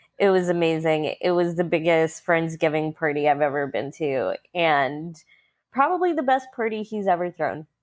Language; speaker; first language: English; early bilingual, other home language; Russian